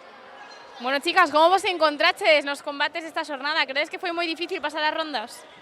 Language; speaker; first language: Galician; native; Galician